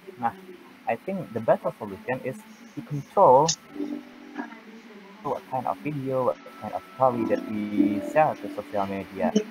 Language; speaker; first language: English; non-native, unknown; Indonesian